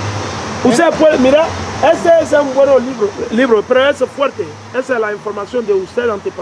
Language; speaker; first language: Spanish; non-native, learner; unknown